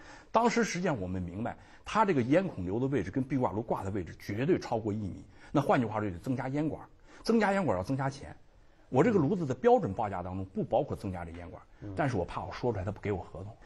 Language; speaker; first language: Chinese; native; Chinese